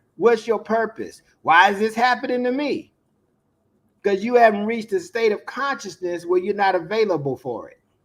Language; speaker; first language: English; native; English